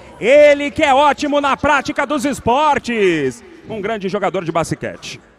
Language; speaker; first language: Portuguese; native; Portuguese